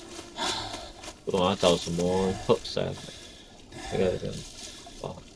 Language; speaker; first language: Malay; non-native, local second language; Chinese